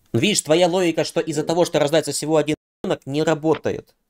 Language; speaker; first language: Russian; non-native, local second language; Ukrainian